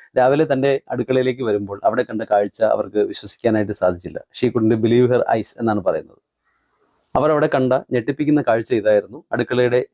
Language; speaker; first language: Malayalam; native; Malayalam